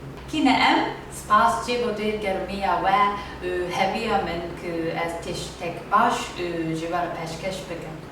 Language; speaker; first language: Kurdish; non-native, learner; Japanese